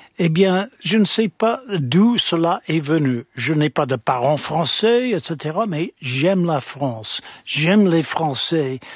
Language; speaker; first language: French; non-native, fluent; English